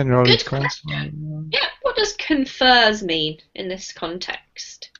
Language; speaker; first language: English; native; English